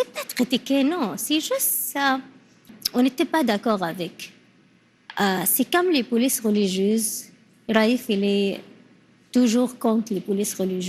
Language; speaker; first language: French; non-native, learner; Arabic